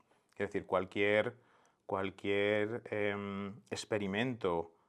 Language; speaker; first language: Spanish; native; Spanish